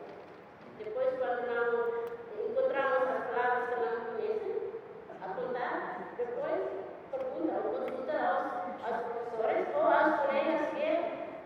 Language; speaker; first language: Portuguese; non-native, learner; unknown